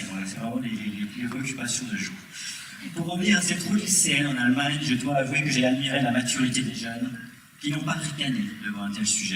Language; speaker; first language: French; native; French